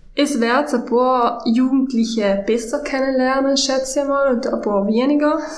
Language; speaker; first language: German; native; German